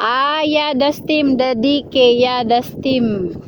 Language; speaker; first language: German; non-native, learner; Cebuano